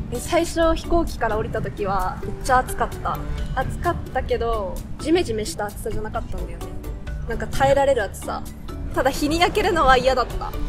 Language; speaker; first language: Japanese; native; Japanese